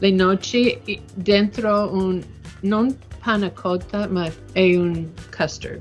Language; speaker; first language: Italian; non-native, learner; English